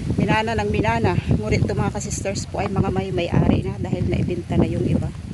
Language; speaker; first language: Filipino; non-native, local second language; Cebuano